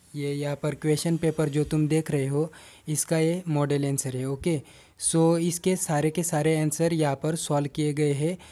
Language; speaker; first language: Hindi; non-native, local second language; Marathi